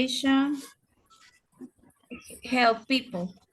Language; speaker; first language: English; non-native, learner; Spanish